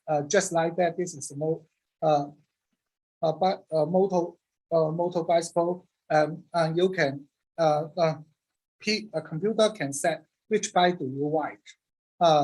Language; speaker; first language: English; non-native, learner; Cantonese